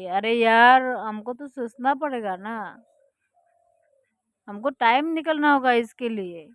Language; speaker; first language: Hindi; non-native, fluent; Bangla